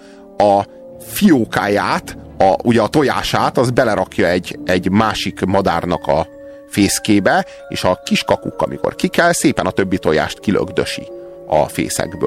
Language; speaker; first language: Hungarian; native; Hungarian